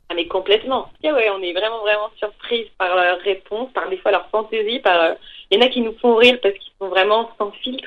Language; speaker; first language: French; native; French